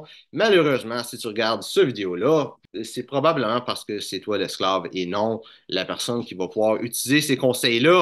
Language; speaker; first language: French; native; French